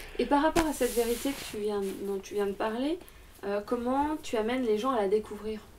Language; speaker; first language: French; native; French